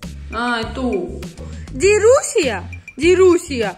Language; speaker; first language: Indonesian; non-native, learner; Russian